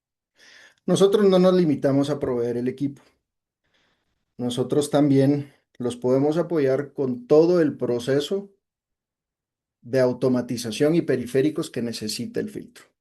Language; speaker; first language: Spanish; native; Spanish